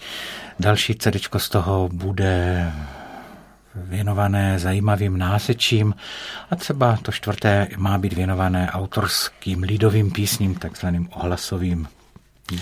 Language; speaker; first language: Czech; native; Czech